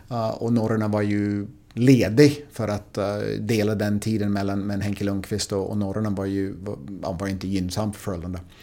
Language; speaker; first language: Swedish; non-native, fluent; English